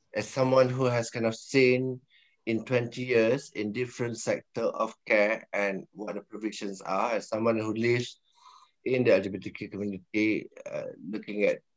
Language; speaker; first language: English; non-native, local second language; Malay